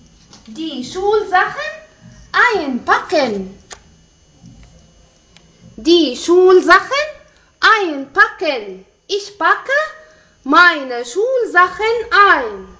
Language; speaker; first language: German; non-native, fluent; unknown